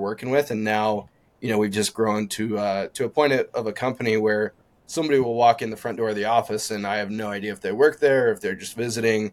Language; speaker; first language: English; native; English